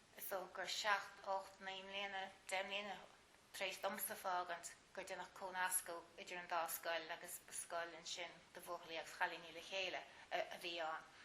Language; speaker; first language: Irish; native; Irish